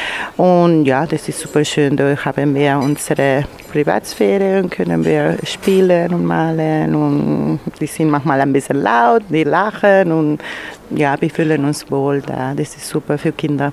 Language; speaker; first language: German; non-native, learner; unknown